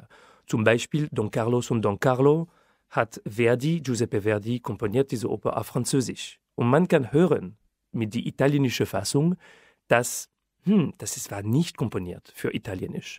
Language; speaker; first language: German; non-native, fluent; French